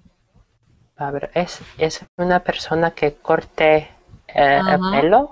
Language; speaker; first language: Spanish; non-native, learner; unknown